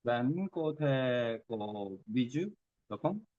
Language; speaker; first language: Vietnamese; non-native, learner; Korean